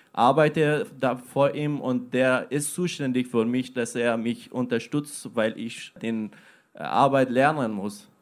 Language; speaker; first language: German; non-native, learner; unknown